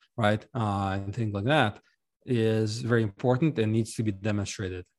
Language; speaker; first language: English; non-native, fluent; Russian